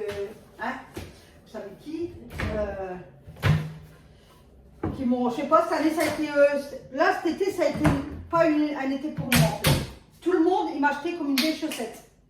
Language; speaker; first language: French; native; French